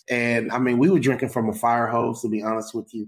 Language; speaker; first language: English; native; English